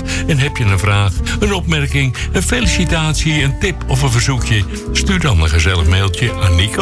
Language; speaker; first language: Dutch; native; Dutch